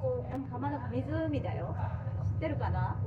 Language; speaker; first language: Japanese; native; Japanese